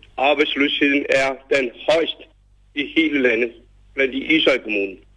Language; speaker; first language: Danish; non-native, fluent; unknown